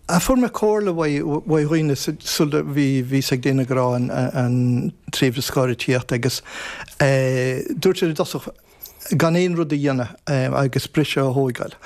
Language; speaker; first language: Irish; non-native, fluent; English